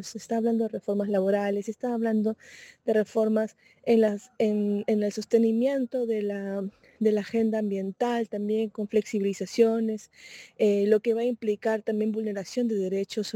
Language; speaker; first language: Spanish; native; Spanish